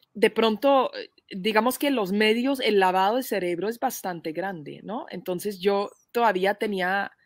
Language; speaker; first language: Spanish; non-native, fluent; Dutch